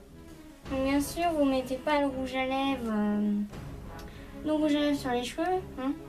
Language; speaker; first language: French; native; French